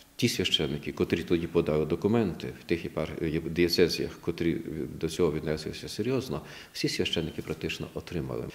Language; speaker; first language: Ukrainian; native; Ukrainian